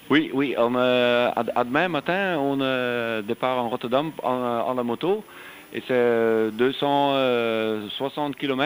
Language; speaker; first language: French; non-native, learner; Dutch